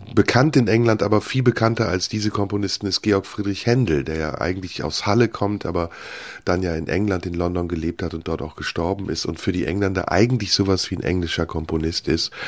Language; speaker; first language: English; non-native, fluent; Turkish